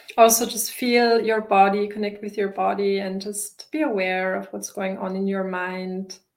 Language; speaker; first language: English; non-native, fluent; German